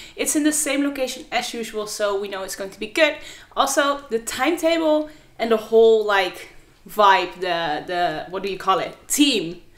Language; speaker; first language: English; non-native, fluent; Dutch